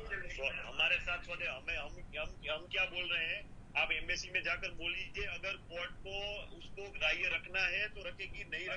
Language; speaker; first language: Hindi; non-native, local second language; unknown